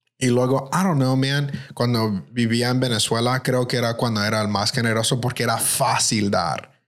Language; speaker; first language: Spanish; early bilingual, heritage; Spanish